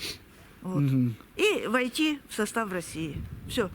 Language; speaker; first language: Russian; native; Russian